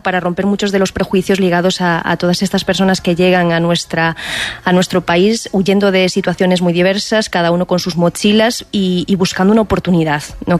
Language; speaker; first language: Spanish; native; Spanish